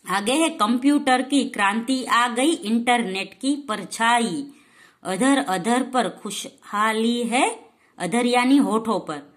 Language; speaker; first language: Hindi; non-native, local second language; Gujarati